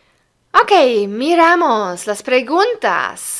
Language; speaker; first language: Spanish; non-native, fluent; German